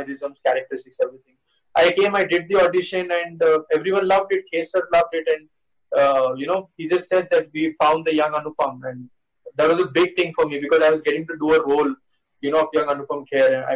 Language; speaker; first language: English; non-native, local second language; Hindi